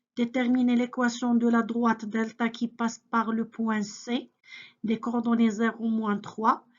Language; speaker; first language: French; non-native, local second language; Arabic